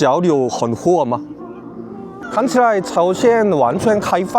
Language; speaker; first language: Chinese; non-native, learner; Korean